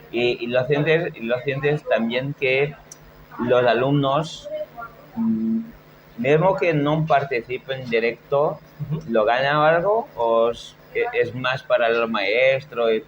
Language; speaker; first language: Spanish; non-native, fluent; Portuguese